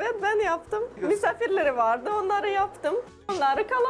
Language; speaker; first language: Turkish; non-native, learner; Russian